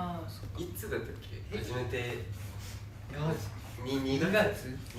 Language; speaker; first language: Japanese; non-native, fluent; Korean